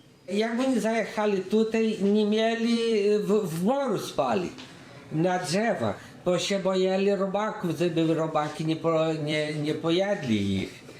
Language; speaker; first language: Polish; early bilingual, heritage; Polish